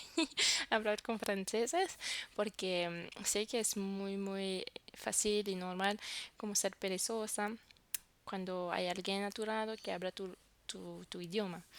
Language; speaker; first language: Spanish; non-native, fluent; French